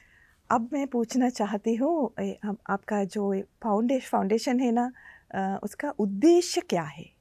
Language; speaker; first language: Hindi; non-native, learner; Sinhala